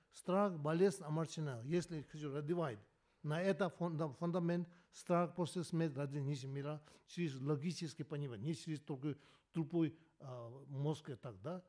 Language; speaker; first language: Russian; non-native, learner; Tibetan